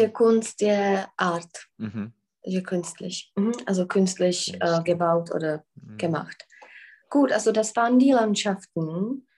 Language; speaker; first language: German; non-native, fluent; Czech